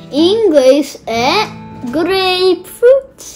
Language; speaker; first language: Portuguese; early bilingual, heritage; Portuguese